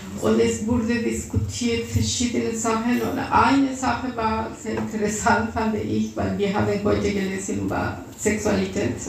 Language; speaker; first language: German; non-native, fluent; Russian